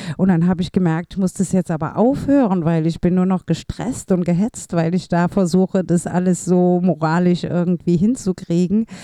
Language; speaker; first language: German; native; German